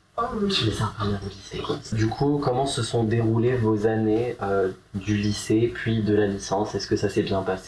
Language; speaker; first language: French; native; French